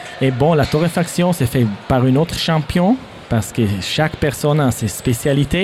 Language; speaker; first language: French; non-native, fluent; German